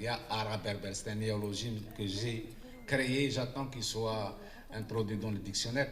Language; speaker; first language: French; non-native, local second language; Arabic